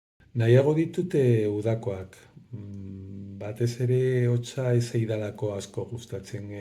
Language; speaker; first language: Basque; non-native, local second language; Spanish